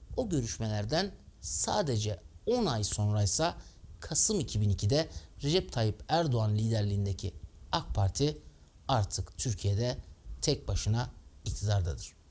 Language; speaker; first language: Turkish; native; Turkish